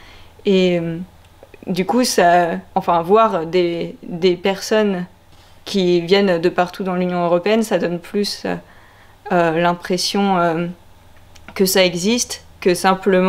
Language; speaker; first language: French; native; French